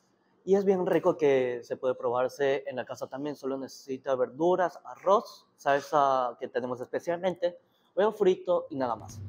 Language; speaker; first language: Spanish; early bilingual, heritage; Korean